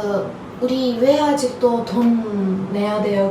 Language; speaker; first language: Korean; non-native, learner; Turkish